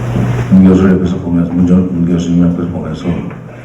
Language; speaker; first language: Korean; native; Korean